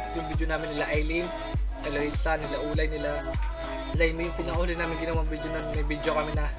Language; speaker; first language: Filipino; native; Filipino